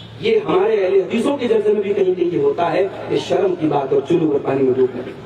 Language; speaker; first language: Urdu; native; Urdu